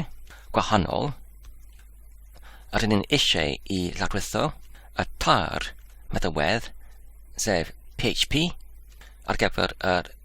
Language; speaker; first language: Welsh; non-native, learner; Polish